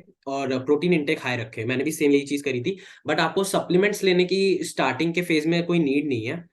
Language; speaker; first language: Hindi; native; Hindi